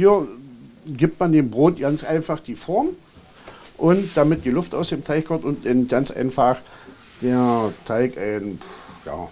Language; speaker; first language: German; native; German